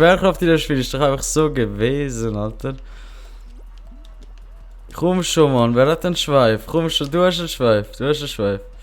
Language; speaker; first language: German; non-native, local second language; Swiss German